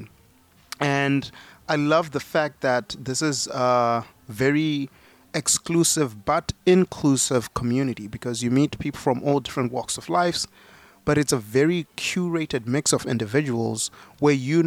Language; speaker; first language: English; non-native, local second language; Shona